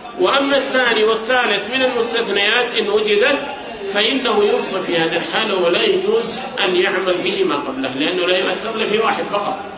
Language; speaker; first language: Arabic; native; Arabic